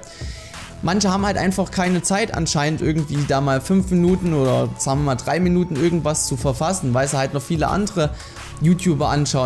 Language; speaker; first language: German; native; German